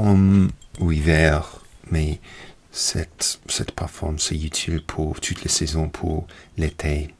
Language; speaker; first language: French; non-native, learner; English